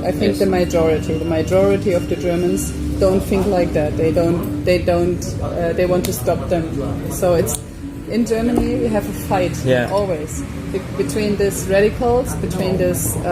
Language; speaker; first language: English; non-native, fluent; German